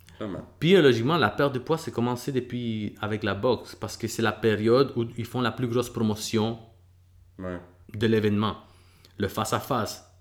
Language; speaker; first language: French; early bilingual, other home language; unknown